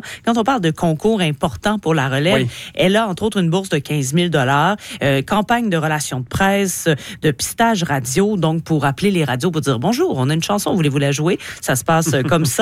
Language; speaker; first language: French; native; French